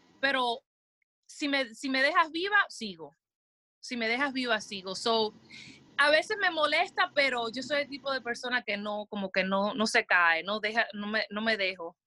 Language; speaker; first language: Spanish; early bilingual, heritage; Spanish